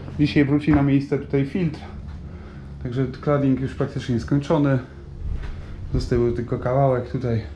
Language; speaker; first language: Polish; native; Polish